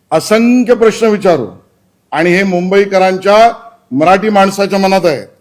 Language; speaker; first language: Marathi; native; Marathi